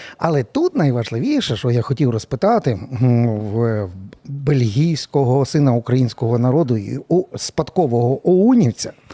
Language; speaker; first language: Ukrainian; native; Ukrainian